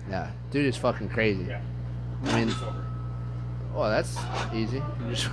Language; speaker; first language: English; native; English